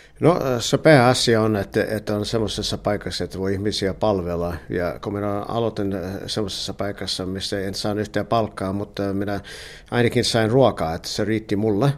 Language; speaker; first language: Finnish; early bilingual, heritage; English